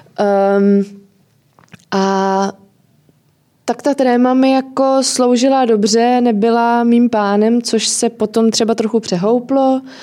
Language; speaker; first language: Czech; native; Czech